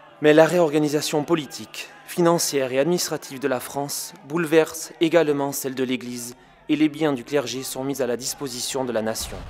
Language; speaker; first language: French; native; French